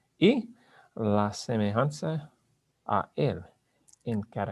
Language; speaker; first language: Spanish; non-native, learner; English